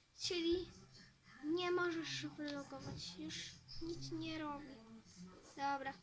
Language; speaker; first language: Polish; early bilingual, heritage; Polish